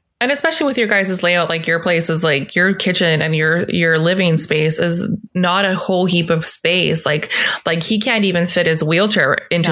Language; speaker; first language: English; native; English